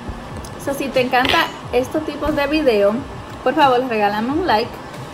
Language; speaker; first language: Spanish; early bilingual, heritage; Spanish